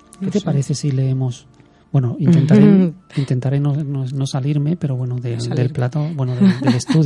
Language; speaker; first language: Spanish; native; Spanish